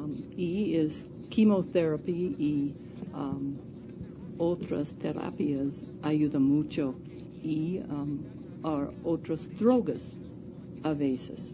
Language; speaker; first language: Spanish; non-native, learner; English